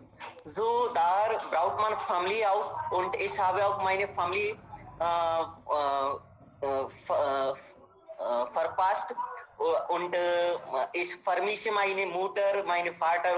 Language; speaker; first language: German; non-native, learner; Hindi